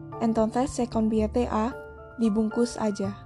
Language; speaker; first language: Spanish; non-native, learner; Indonesian